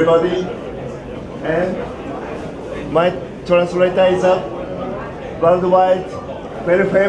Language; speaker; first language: English; non-native, learner; Japanese